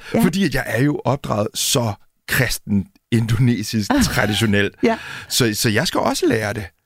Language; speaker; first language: Danish; early bilingual, other home language; Indonesian